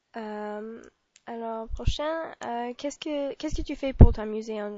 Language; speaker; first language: French; non-native, learner; English